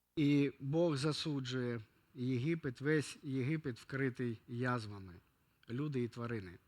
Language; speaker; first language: Ukrainian; non-native, local second language; Russian